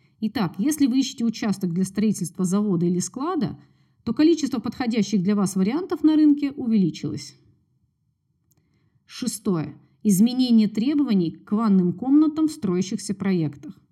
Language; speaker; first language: Russian; native; Russian